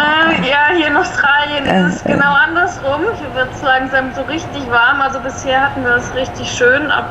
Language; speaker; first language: German; native; German